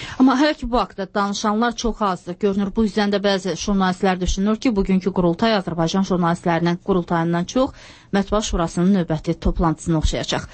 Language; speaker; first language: Azerbaijani; native; Azerbaijani